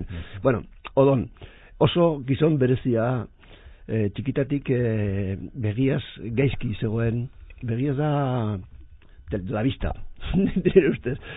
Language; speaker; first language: Basque; non-native, local second language; Spanish